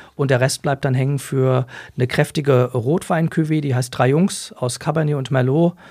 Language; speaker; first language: German; native; German